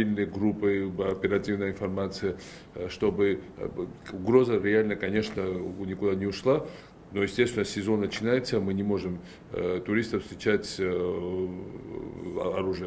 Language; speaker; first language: Russian; non-native, local second language; Georgian